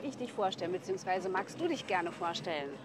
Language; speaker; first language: German; native; German